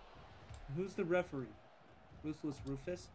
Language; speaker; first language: English; native; English